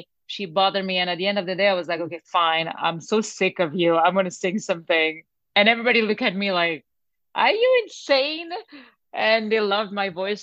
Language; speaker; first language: English; non-native, fluent; French